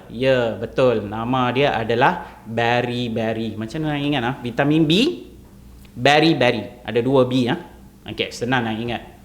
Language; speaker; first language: Malay; non-native, local second language; Tamil